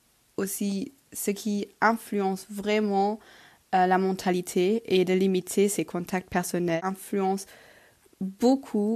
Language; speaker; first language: French; non-native, local second language; Luxembourgish